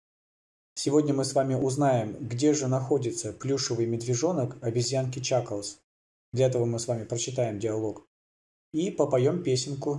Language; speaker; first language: Russian; native; Russian